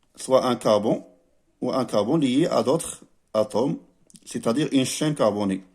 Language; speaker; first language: French; non-native, local second language; Arabic